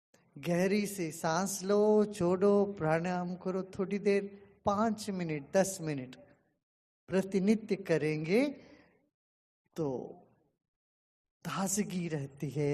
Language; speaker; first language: Hindi; non-native, local second language; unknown